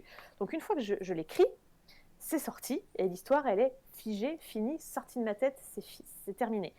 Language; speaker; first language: French; native; French